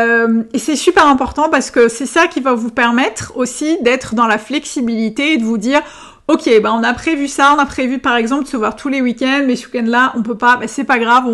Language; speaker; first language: French; native; French